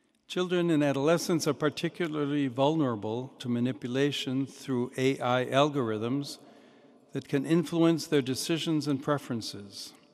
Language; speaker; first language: English; native; English